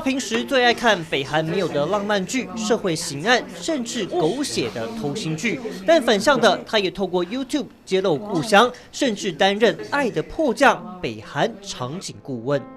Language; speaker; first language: Chinese; native; Chinese